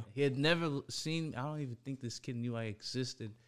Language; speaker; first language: English; early bilingual, other home language; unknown